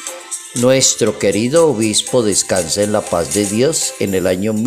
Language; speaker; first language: Spanish; native; Spanish